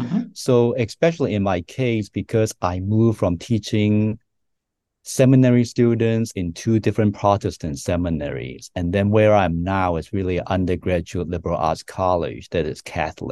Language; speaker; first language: English; non-native, local second language; Cantonese